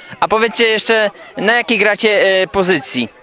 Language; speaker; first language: Polish; native; Polish